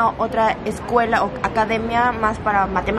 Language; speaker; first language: Spanish; early bilingual, other home language; Korean